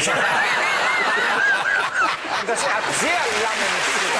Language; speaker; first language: German; native; German